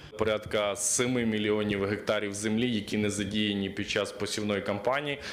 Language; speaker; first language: Ukrainian; native; Ukrainian